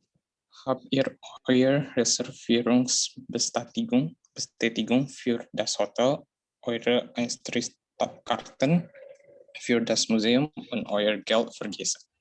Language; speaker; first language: German; non-native, learner; Indonesian